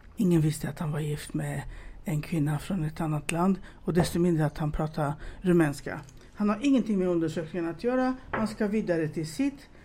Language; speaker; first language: Swedish; non-native, fluent; Romanian